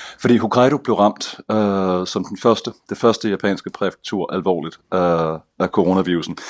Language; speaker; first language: Danish; native; Danish